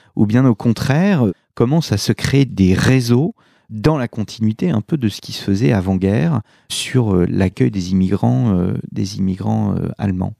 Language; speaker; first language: French; native; French